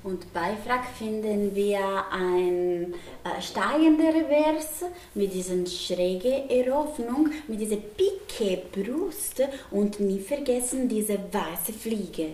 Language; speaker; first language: German; non-native, learner; Italian